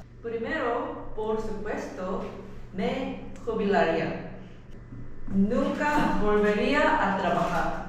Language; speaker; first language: Spanish; non-native, learner; Korean